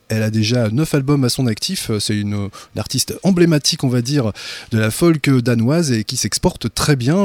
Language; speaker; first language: French; native; French